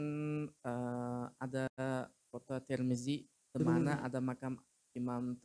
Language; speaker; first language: Indonesian; non-native, fluent; Uzbek